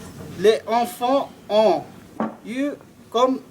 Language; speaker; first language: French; non-native, learner; Nepali